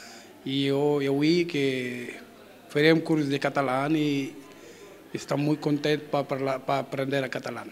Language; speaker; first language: Catalan; non-native, learner; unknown